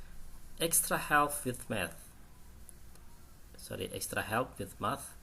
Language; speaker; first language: English; non-native, learner; Indonesian